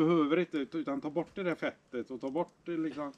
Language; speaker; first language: Swedish; native; Swedish